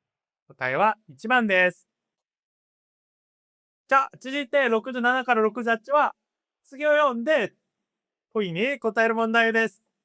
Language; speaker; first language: Japanese; non-native, fluent; Korean